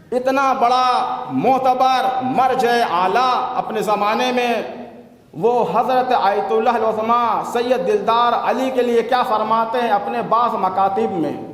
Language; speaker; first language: Urdu; native; Urdu